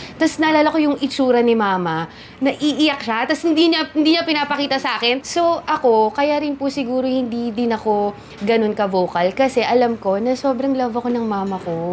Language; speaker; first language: Filipino; native; Filipino